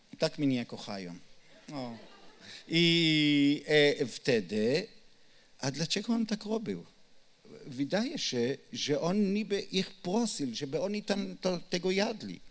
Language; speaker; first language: Polish; non-native, learner; Hebrew